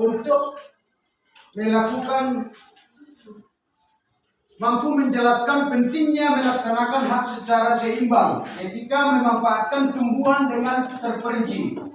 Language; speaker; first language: Indonesian; native; Indonesian